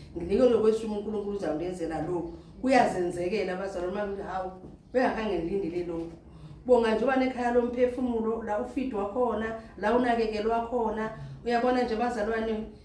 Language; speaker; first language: Zulu; non-native, local second language; Xhosa